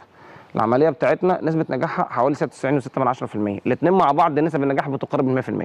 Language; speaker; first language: Arabic; native; Arabic